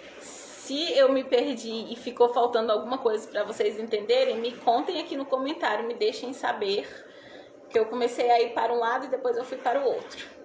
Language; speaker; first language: Portuguese; native; Portuguese